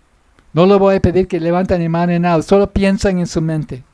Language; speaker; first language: Spanish; non-native, fluent; English